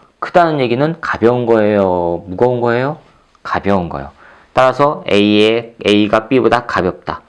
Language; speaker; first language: Korean; native; Korean